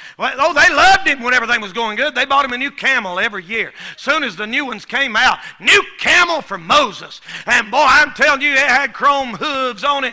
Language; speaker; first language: English; native; English